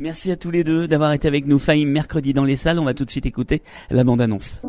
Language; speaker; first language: French; native; French